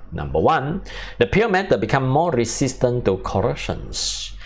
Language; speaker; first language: English; non-native, local second language; Chinese